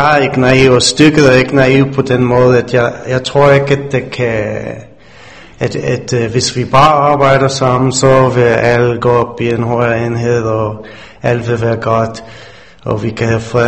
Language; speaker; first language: Danish; non-native, fluent; English